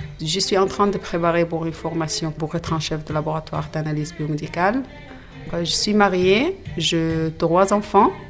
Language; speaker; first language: French; non-native, learner; Arabic